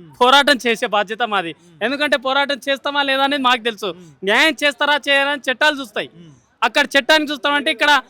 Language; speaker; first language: Telugu; non-native, local second language; Lambadi